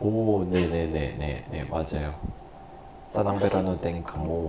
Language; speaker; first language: Korean; non-native, learner; Indonesian